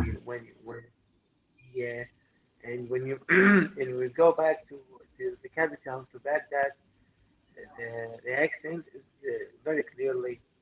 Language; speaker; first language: English; non-native, learner; Arabic